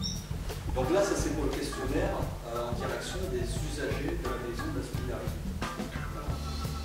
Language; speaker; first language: French; native; French